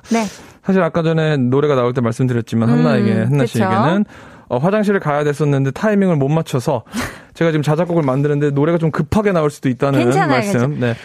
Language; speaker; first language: Korean; native; Korean